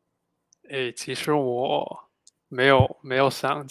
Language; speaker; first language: Chinese; non-native, fluent; English